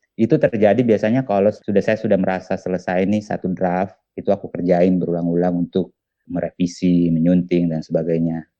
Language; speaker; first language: Indonesian; non-native, local second language; Buginese